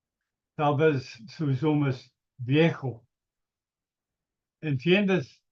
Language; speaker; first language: Spanish; non-native, learner; English